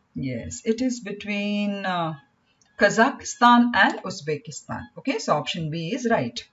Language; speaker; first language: English; non-native, local second language; Kannada